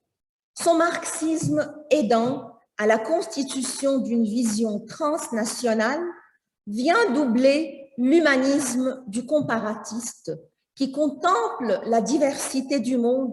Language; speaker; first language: French; non-native, fluent; Arabic